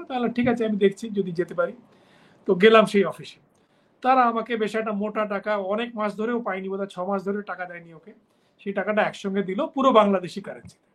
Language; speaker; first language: Bangla; native; Bangla